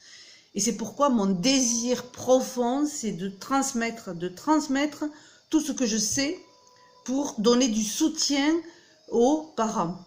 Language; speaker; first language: French; native; French